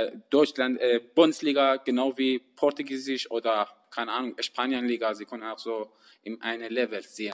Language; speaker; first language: German; non-native, learner; Persian